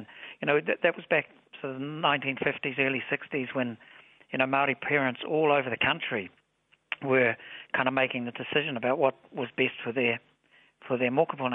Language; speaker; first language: English; native; English